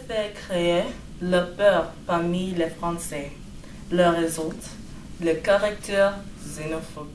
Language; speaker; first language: French; non-native, learner; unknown